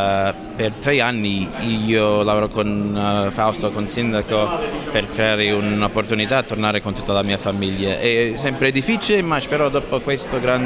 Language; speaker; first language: Italian; non-native, learner; English